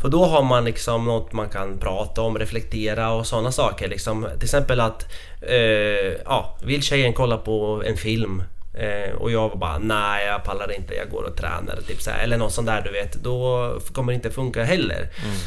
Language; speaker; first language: Swedish; non-native, fluent; Latvian